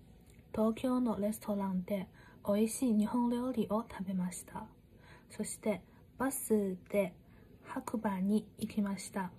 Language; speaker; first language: Japanese; non-native, learner; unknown